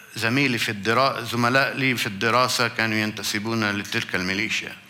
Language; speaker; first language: Arabic; native; Arabic